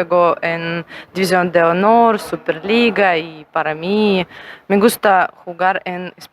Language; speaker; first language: Spanish; non-native, learner; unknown